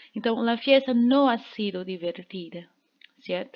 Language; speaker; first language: Spanish; non-native, fluent; Portuguese